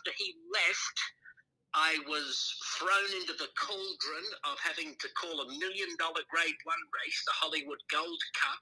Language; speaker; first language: English; native; English